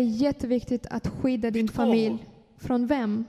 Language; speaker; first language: Swedish; non-native, fluent; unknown